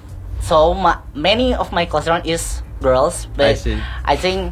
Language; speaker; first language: English; non-native, learner; Indonesian